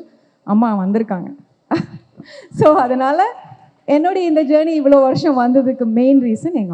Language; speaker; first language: Tamil; native; Tamil